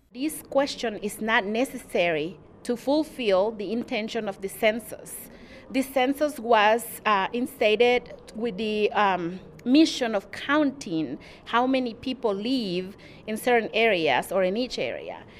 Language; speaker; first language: English; non-native, fluent; Spanish